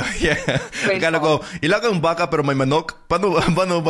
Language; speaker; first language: Filipino; non-native, fluent; English